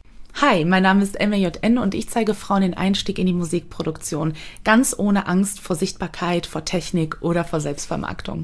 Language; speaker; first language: German; native; German